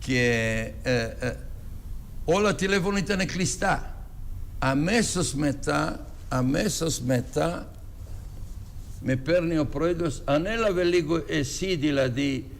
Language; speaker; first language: Greek; non-native, fluent; Serbian